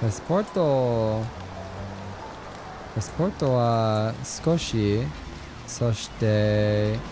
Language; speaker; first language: Japanese; non-native, learner; English